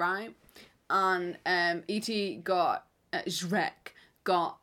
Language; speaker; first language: English; native; English